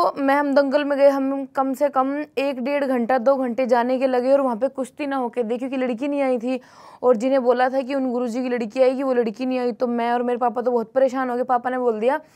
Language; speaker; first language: Hindi; native; Hindi